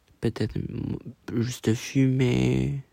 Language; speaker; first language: French; non-native, learner; Chinese